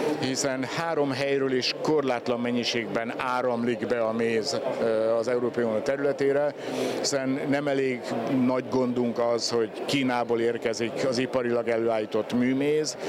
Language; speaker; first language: Hungarian; native; Hungarian